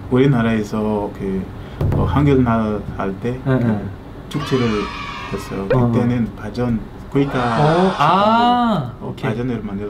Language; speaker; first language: Korean; non-native, learner; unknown